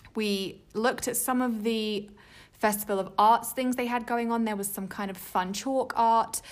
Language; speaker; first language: English; native; English